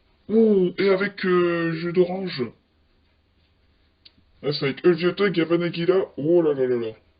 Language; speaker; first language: French; native; French